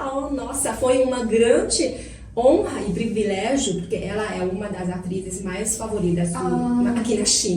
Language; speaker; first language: Portuguese; non-native, fluent; Chinese